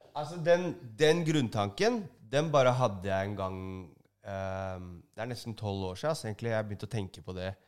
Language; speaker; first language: Norwegian; native; Norwegian